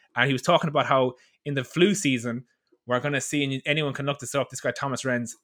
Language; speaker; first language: English; native; English